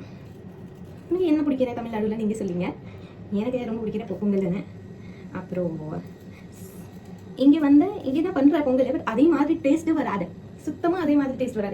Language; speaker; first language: Tamil; non-native, learner; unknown